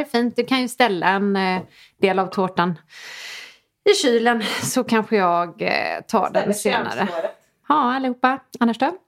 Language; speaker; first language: Swedish; native; Swedish